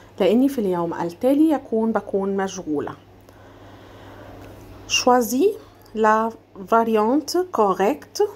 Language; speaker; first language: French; non-native, fluent; Arabic